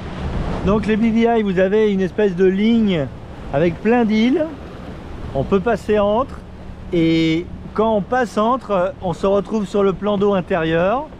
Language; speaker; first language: French; native; French